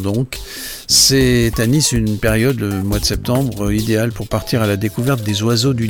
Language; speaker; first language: French; native; French